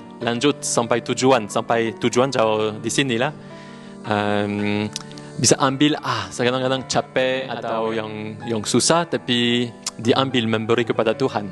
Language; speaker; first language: Indonesian; non-native, learner; French